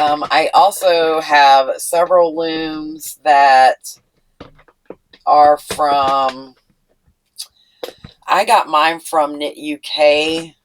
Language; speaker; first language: English; native; English